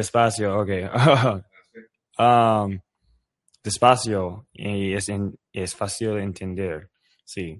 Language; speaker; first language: Spanish; non-native, learner; English